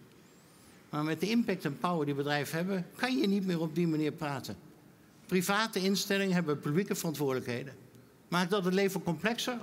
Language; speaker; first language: Dutch; native; Dutch